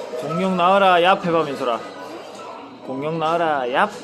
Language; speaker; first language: Korean; native; Korean